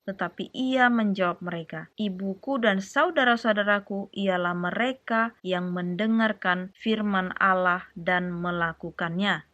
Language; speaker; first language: Indonesian; native; Indonesian